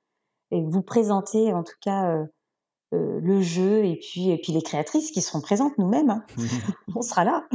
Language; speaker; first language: French; native; French